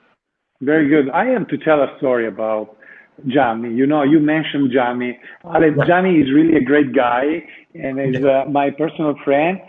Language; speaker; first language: English; non-native, fluent; Italian